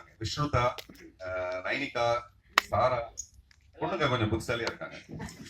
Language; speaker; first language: Tamil; native; Tamil